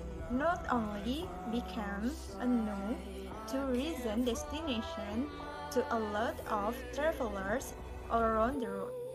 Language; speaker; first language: English; non-native, learner; Indonesian